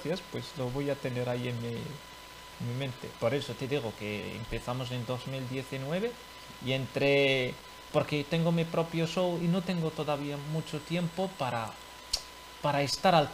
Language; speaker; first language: Spanish; non-native, fluent; Arabic